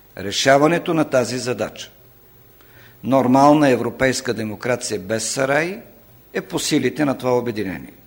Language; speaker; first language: Bulgarian; non-native, local second language; Turkish